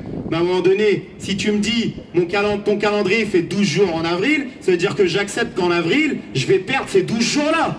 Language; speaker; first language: French; native; French